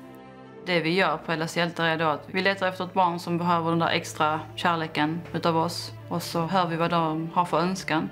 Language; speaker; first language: Swedish; native; Swedish